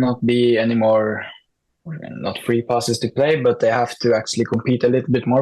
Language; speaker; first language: English; non-native, fluent; Norwegian